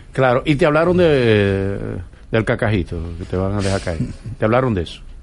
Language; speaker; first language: Spanish; native; Spanish